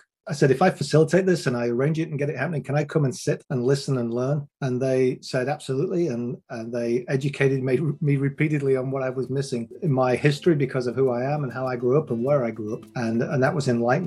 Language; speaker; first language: English; native; English